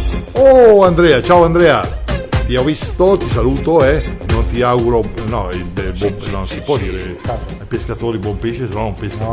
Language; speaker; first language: Italian; native; Italian